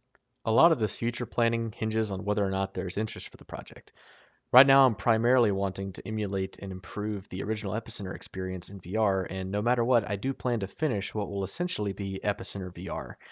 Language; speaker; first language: English; native; English